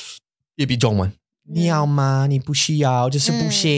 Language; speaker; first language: Chinese; non-native, learner; English